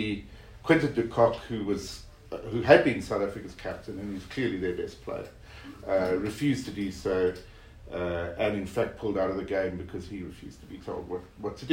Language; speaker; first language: English; native; English